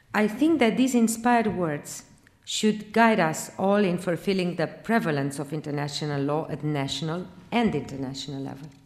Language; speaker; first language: English; non-native, fluent; Romanian